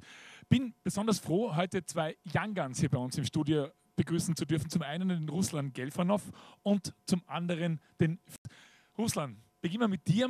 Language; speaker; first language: German; native; German